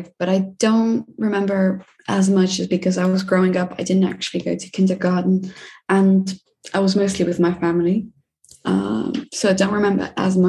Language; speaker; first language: English; non-native, fluent; Czech